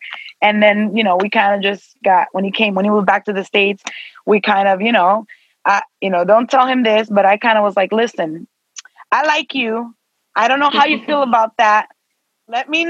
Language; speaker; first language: English; native; English